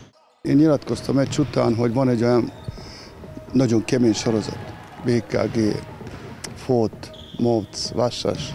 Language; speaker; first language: Hungarian; non-native, fluent; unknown